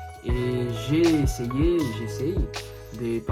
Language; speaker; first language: French; non-native, learner; Spanish